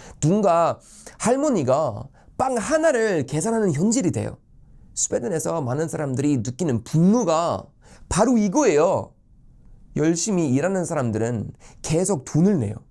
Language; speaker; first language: Korean; non-native, fluent; Swedish